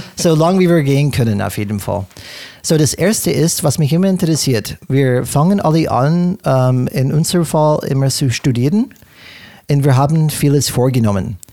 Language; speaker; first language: German; non-native, fluent; English